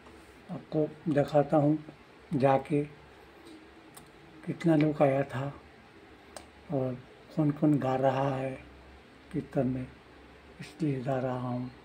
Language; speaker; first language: Hindi; non-native, local second language; Bangla